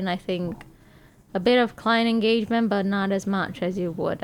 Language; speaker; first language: English; non-native, fluent; Romanian